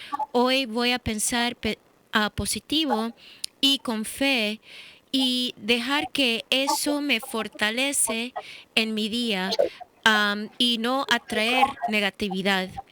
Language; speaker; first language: Spanish; early bilingual, heritage; English